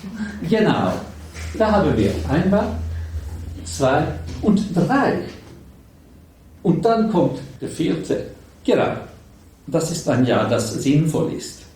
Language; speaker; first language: German; non-native, learner; Swedish